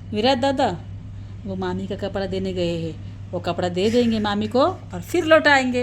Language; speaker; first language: Hindi; non-native, local second language; Marathi